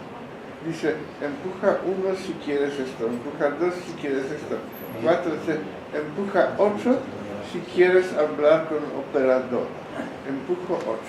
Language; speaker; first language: Spanish; non-native, fluent; Polish